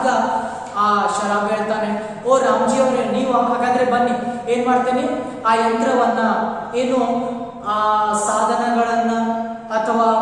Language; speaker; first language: Kannada; native; Kannada